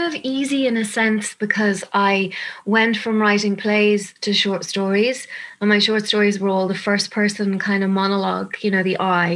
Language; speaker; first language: English; native; English